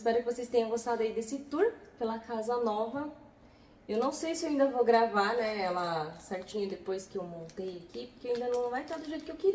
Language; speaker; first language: Portuguese; native; Portuguese